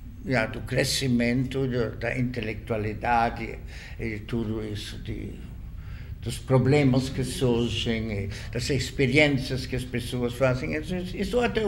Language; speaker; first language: Portuguese; non-native, fluent; German